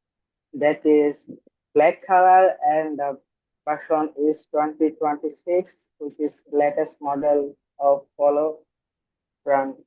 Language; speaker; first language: English; non-native, learner; Bangla